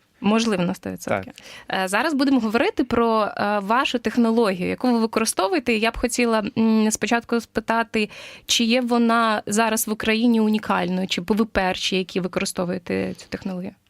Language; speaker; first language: Ukrainian; native; Ukrainian